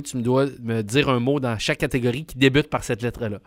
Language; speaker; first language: French; native; French